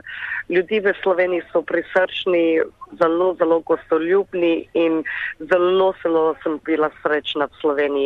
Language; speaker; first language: Slovenian; early bilingual, heritage; Slovenian